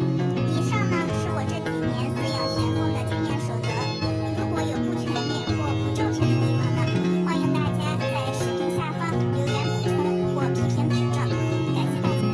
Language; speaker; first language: Chinese; native; Chinese